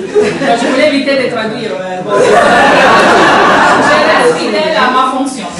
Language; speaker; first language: French; non-native, fluent; Italian